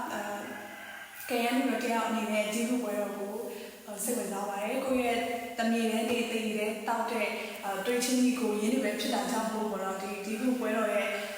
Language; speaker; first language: Burmese; non-native, local second language; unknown